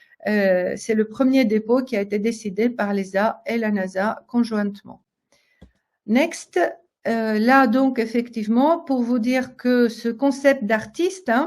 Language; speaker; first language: French; native; French